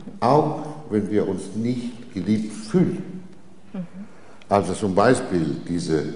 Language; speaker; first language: German; non-native, fluent; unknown